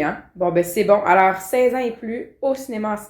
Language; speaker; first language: French; native; French